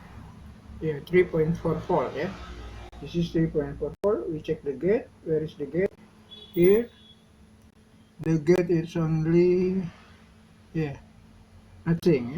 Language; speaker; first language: English; non-native, learner; Indonesian